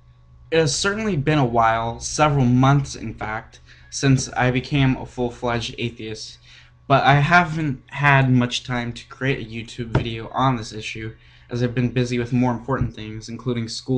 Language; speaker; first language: English; native; English